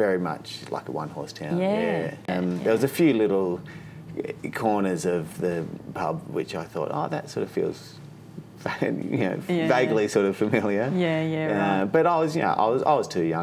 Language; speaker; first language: English; native; English